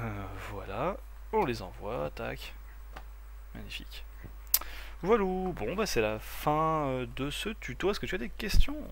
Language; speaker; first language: French; native; French